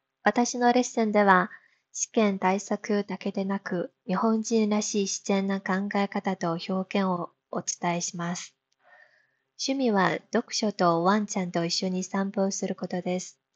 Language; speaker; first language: Japanese; non-native, fluent; Chinese